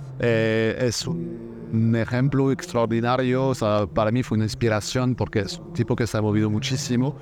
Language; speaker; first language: Spanish; non-native, fluent; French